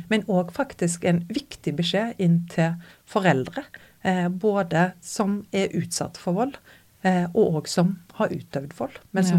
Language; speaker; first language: Norwegian; native; Norwegian